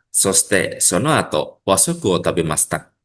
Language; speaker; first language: Japanese; non-native, learner; Indonesian